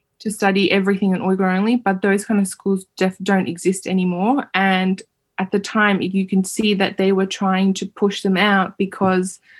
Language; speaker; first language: English; early bilingual, other home language; Uyghur